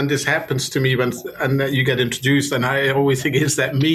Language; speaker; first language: English; non-native, fluent; Dutch